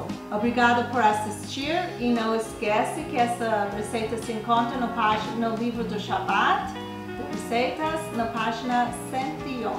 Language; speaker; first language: Portuguese; non-native, fluent; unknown